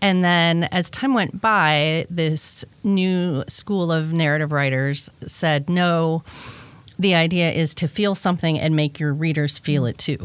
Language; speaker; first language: English; native; English